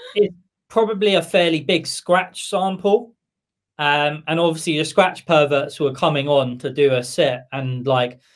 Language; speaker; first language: English; native; English